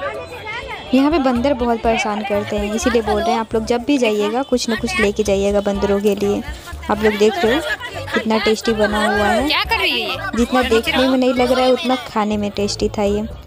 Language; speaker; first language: Hindi; native; Hindi